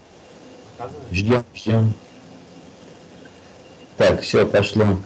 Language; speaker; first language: Russian; native; Russian